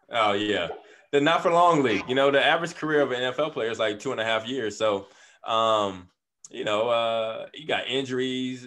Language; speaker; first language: English; native; English